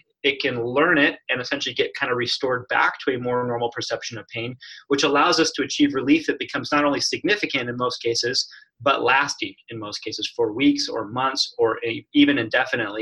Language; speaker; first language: English; native; English